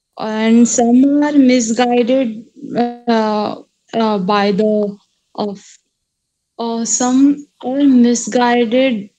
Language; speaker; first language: English; non-native, local second language; Hindi